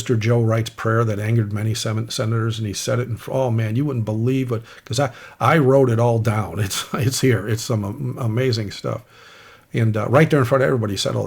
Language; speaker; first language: English; native; English